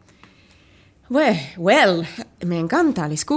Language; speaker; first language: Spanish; non-native, learner; Finnish